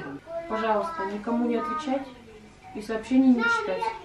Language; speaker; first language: Russian; native; Russian